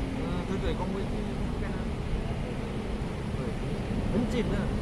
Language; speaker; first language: Chinese; non-native, learner; Javanese